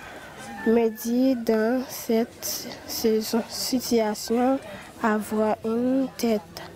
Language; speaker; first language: French; non-native, learner; Haitian Creole